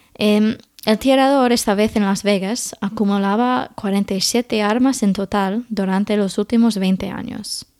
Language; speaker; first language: Spanish; non-native, fluent; English